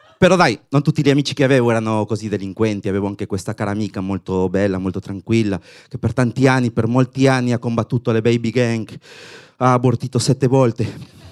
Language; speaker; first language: Italian; non-native, fluent; Spanish